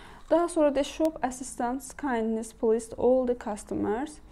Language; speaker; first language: English; non-native, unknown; Azerbaijani